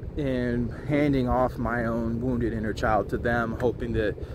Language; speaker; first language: English; native; English